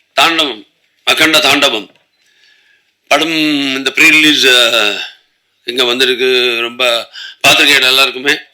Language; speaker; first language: Tamil; non-native, local second language; Telugu